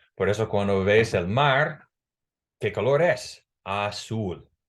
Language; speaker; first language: Spanish; non-native, fluent; English